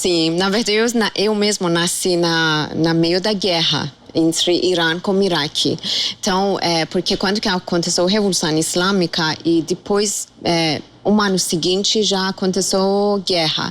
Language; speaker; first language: Portuguese; non-native, fluent; Persian